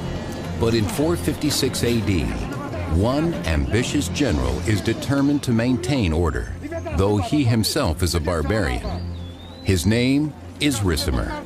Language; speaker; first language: English; native; English